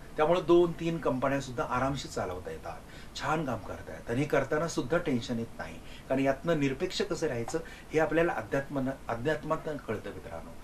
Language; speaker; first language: Marathi; non-native, local second language; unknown